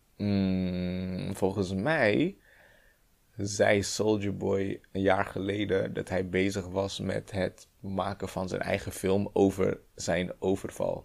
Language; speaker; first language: Dutch; native; Dutch